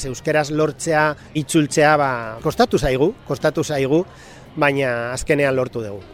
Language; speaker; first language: Basque; native; Basque